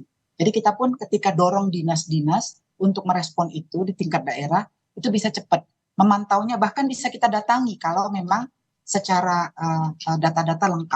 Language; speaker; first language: Indonesian; native; Indonesian